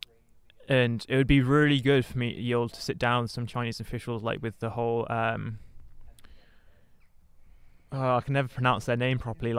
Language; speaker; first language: English; native; English